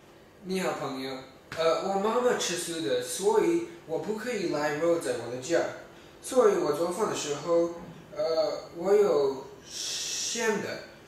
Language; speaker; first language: Chinese; non-native, learner; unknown